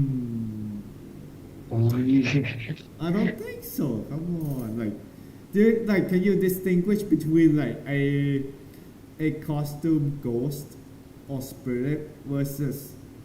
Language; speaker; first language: English; non-native, learner; Thai